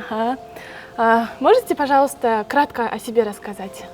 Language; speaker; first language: Russian; non-native, local second language; Kyrgyz